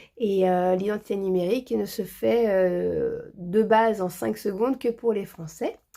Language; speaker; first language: French; early bilingual, other home language; Portuguese